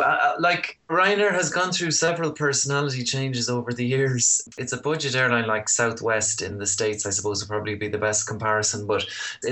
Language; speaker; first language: English; native; English